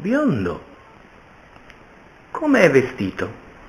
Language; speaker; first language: Italian; native; Italian